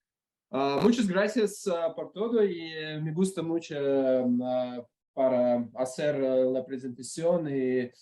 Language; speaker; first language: Spanish; non-native, learner; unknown